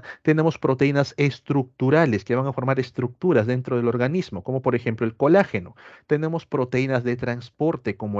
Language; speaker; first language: Spanish; native; Spanish